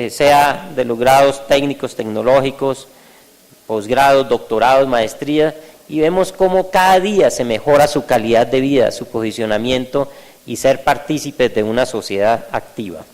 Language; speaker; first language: Spanish; native; Spanish